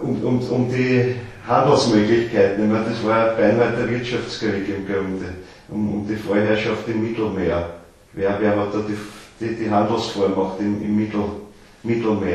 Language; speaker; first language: German; native; German